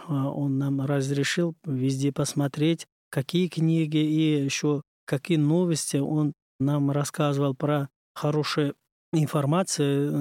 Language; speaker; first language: Russian; non-native, learner; Uzbek